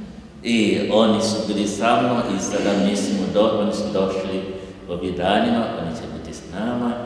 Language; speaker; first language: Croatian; non-native, learner; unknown